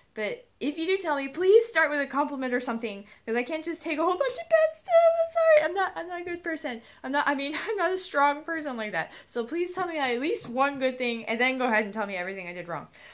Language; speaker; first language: English; native; English